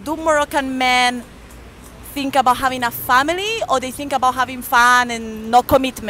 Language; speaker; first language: English; non-native, fluent; Spanish